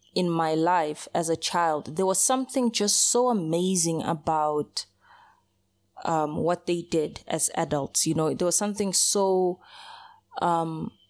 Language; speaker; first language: English; early bilingual, other home language; Portuguese